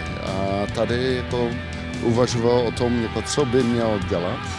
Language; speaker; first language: Czech; non-native, fluent; Dutch